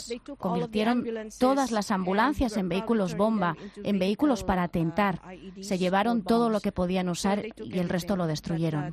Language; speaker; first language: Spanish; native; Spanish